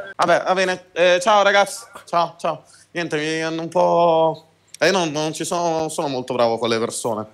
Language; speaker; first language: Italian; native; Italian